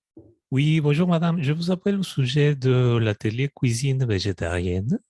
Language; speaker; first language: French; non-native, fluent; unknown